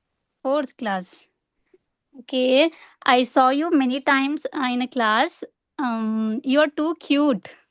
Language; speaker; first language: English; non-native, learner; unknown